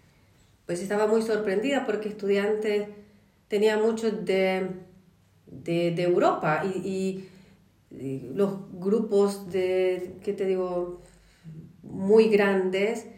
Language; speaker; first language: Spanish; non-native, fluent; Polish